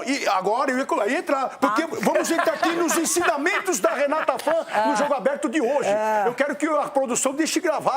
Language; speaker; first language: Portuguese; native; Portuguese